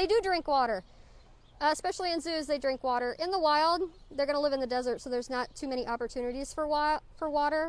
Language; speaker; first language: English; native; English